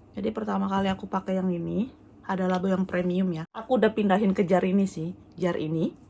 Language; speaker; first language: Indonesian; native; Indonesian